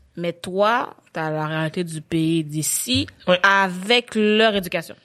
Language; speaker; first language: French; early bilingual, other home language; Haitian Creole